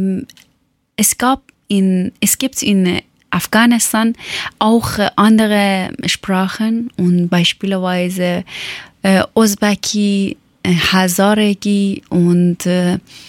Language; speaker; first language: German; non-native, learner; Persian